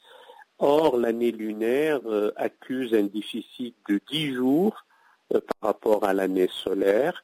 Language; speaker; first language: French; non-native, local second language; Arabic